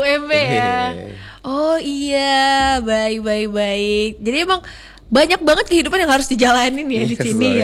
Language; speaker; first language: Indonesian; native; Indonesian